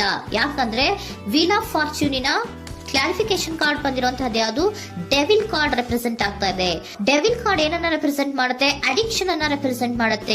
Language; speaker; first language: Kannada; native; Kannada